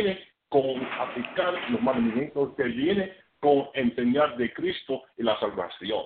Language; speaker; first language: Spanish; non-native, fluent; English